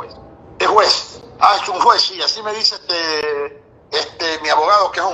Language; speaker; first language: Spanish; native; Spanish